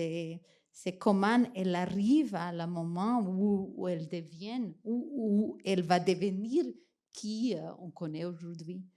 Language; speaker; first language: French; non-native, fluent; Macedonian